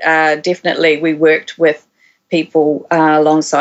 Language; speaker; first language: English; native; English